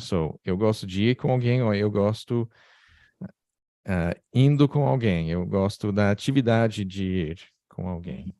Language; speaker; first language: Portuguese; non-native, fluent; English